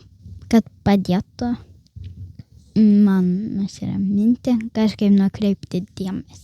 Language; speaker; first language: Lithuanian; early bilingual, heritage; Lithuanian